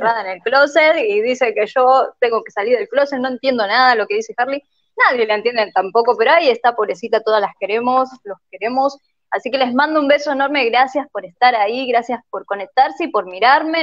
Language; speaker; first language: Spanish; native; Spanish